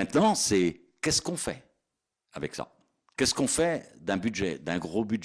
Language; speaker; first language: French; native; French